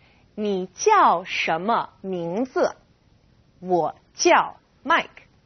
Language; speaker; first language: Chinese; non-native, fluent; English